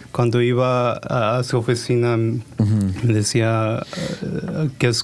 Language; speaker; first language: Spanish; early bilingual, heritage; Spanish